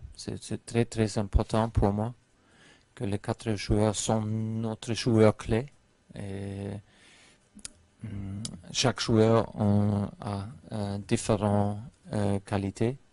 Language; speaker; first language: French; non-native, fluent; German